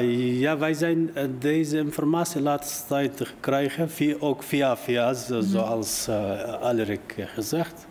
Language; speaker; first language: Dutch; non-native, learner; Uyghur